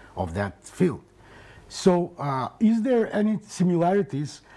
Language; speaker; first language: English; non-native, fluent; Macedonian